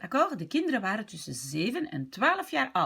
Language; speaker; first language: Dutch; non-native, fluent; French